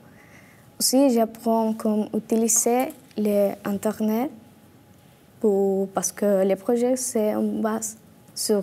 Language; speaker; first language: French; non-native, learner; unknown